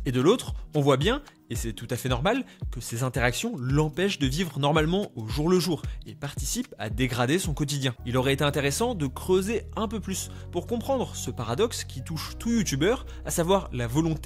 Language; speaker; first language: French; native; French